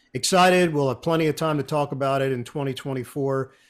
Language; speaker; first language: English; native; English